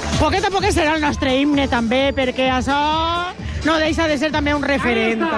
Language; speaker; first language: Catalan; native; Catalan